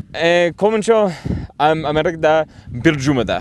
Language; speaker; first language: Kyrgyz; non-native, learner; English